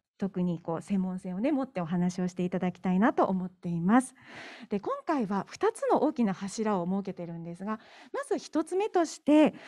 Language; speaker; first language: Japanese; native; Japanese